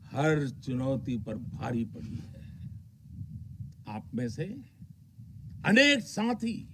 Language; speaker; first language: Hindi; non-native, local second language; Gujarati